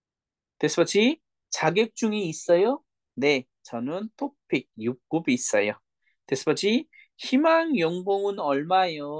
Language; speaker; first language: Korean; non-native, fluent; Nepali